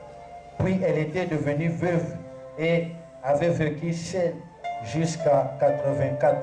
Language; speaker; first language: French; non-native, local second language; Lingala